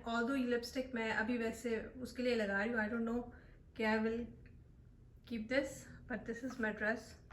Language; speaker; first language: Urdu; native; Urdu